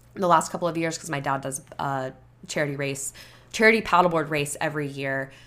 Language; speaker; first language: English; native; English